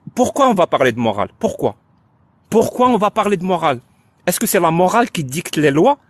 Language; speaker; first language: French; non-native, local second language; Arabic